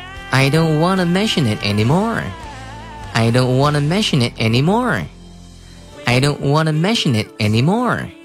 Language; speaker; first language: English; non-native, fluent; Chinese